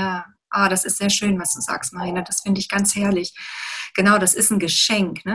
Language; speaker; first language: German; native; German